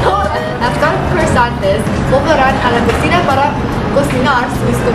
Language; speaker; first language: Spanish; non-native, learner; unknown